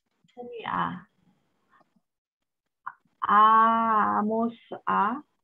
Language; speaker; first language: Spanish; non-native, learner; Korean